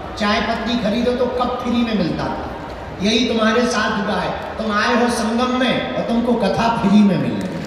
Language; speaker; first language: Hindi; native; Hindi